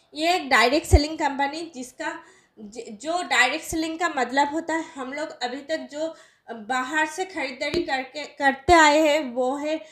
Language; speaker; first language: Hindi; non-native, local second language; Bangla